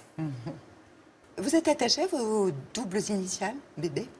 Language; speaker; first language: French; native; French